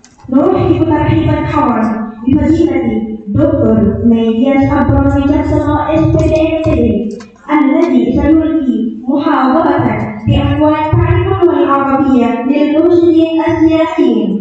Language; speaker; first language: Arabic; non-native, learner; Indonesian